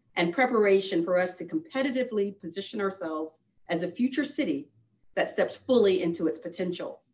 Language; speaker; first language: English; native; English